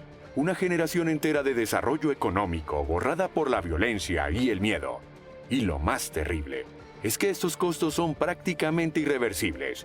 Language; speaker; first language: Spanish; native; Spanish